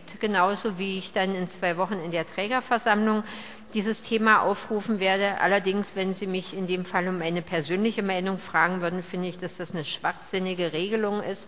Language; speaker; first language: German; native; German